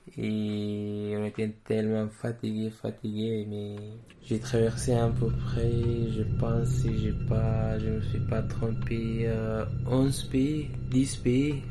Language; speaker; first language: French; non-native, learner; Persian